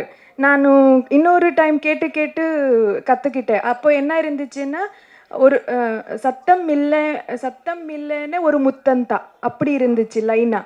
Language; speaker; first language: Tamil; non-native, learner; Kannada